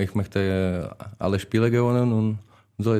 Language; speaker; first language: German; non-native, learner; Czech